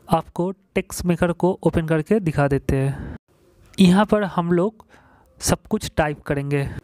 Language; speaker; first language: Hindi; non-native, local second language; Bangla